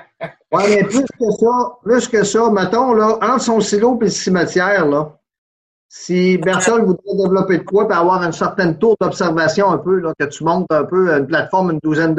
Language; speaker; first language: French; native; French